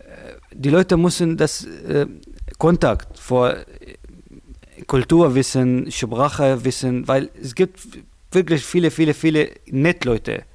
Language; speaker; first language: German; non-native, learner; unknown